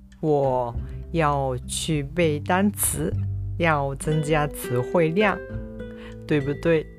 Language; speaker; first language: Chinese; non-native, fluent; Japanese